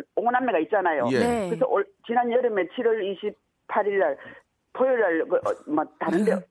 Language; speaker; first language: Korean; native; Korean